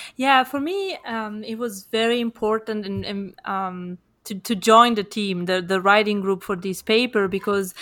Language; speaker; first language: English; non-native, fluent; Italian